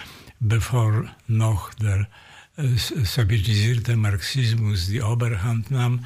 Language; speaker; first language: German; non-native, fluent; Polish